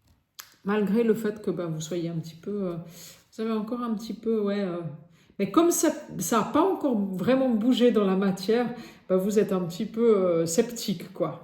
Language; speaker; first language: French; native; French